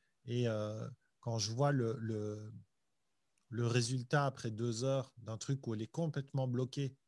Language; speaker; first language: French; native; French